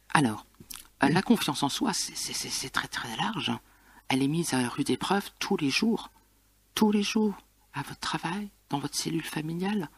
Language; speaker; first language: French; native; French